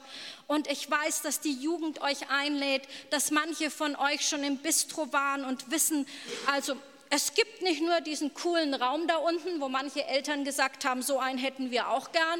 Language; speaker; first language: German; native; German